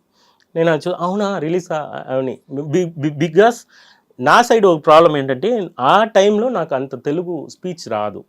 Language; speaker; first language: Telugu; non-native, learner; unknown